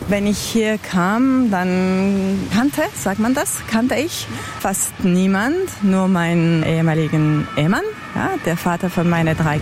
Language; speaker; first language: German; non-native, local second language; French